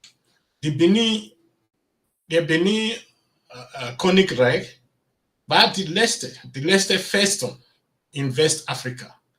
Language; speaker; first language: German; non-native, learner; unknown